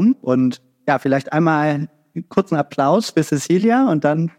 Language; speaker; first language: German; native; German